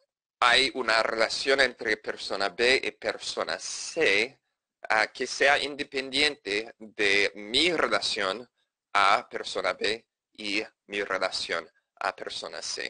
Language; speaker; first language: Spanish; non-native, fluent; English